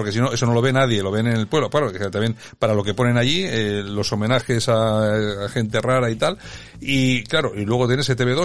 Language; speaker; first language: Spanish; native; Spanish